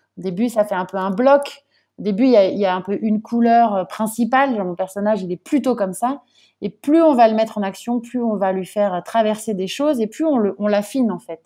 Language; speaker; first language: French; native; French